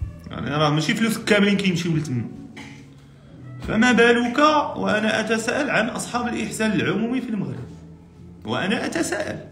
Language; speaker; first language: Arabic; native; Arabic